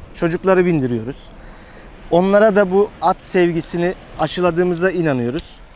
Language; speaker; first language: Turkish; native; Turkish